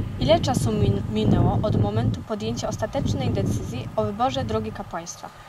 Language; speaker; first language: Polish; native; Polish